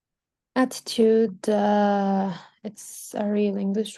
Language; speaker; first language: English; non-native, learner; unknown